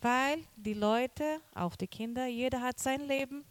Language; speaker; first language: German; non-native, learner; Portuguese